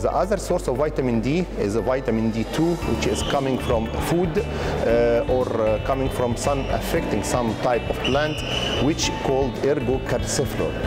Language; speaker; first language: English; non-native, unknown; Arabic